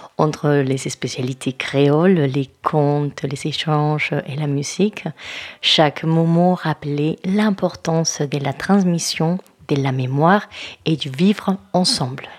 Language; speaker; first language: French; native; French